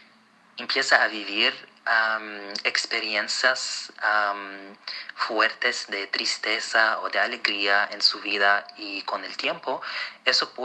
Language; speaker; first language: Spanish; non-native, fluent; Arabic